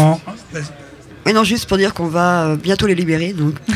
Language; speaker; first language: French; native; French